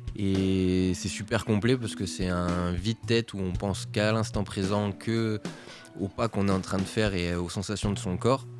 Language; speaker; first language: French; native; French